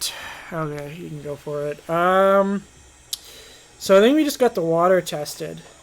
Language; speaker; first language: English; native; English